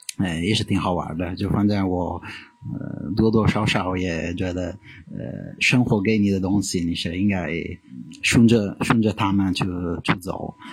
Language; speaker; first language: Chinese; non-native, fluent; Italian